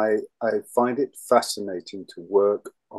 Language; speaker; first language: English; native; English